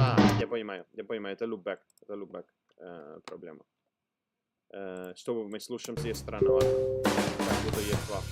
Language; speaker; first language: Russian; non-native, learner; Spanish